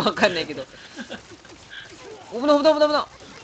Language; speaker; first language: Japanese; native; Japanese